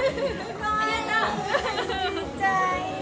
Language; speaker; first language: Japanese; native; Japanese